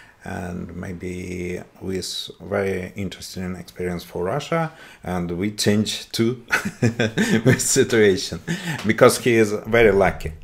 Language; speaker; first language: English; non-native, learner; Russian